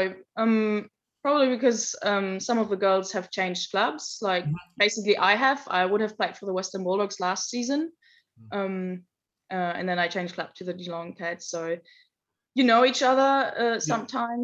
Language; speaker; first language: English; non-native, fluent; German